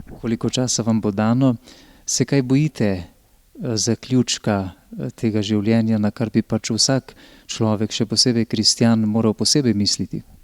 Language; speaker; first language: Slovenian; native; Slovenian